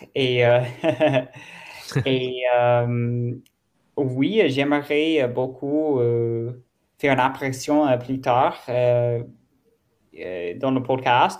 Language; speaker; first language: French; non-native, learner; German